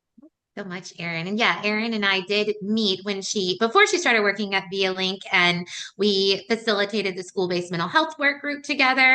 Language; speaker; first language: English; native; English